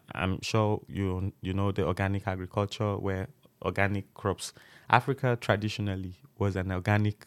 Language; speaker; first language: English; non-native, local second language; Yoruba